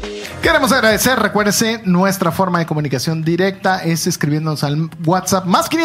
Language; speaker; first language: Spanish; native; Spanish